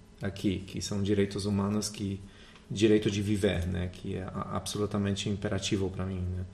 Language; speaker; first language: Portuguese; non-native, fluent; Polish